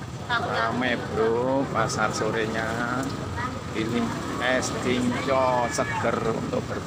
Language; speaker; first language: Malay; non-native, local second language; Javanese